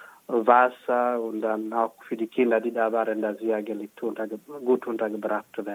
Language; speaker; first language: German; non-native, fluent; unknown